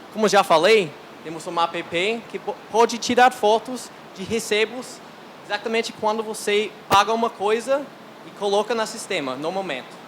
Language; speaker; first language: Portuguese; non-native, learner; English